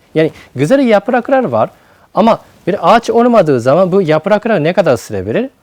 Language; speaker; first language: Turkish; non-native, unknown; Japanese